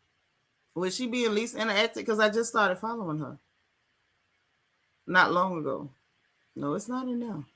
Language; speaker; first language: English; native; English